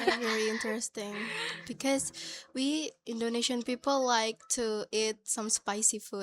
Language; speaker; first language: English; non-native, learner; Indonesian